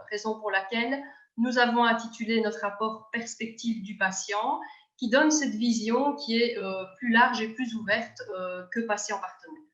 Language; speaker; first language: French; native; French